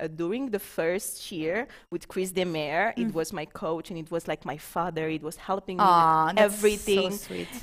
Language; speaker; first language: English; non-native, fluent; Romanian